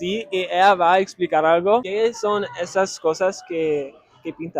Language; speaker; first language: Spanish; non-native, learner; English